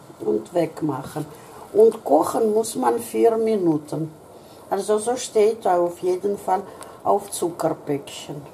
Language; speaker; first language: German; non-native, fluent; Russian